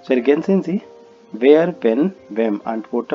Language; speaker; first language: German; non-native, fluent; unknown